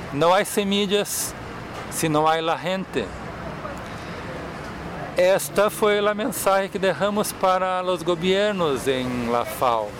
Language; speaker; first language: Spanish; non-native, fluent; Portuguese